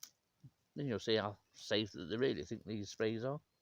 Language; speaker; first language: English; native; English